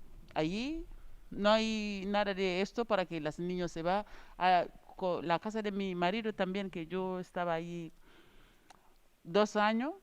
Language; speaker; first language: Spanish; non-native, learner; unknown